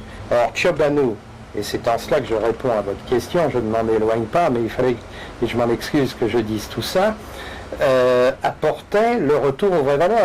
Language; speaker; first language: French; native; French